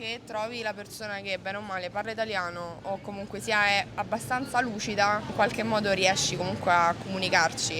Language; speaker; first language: Italian; native; Italian